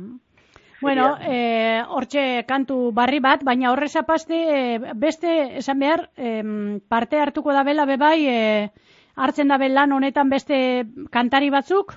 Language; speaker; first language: Basque; native; Basque